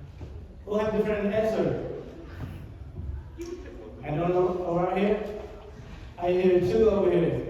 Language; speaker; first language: English; non-native, learner; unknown